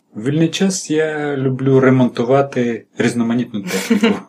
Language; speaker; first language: Ukrainian; native; Ukrainian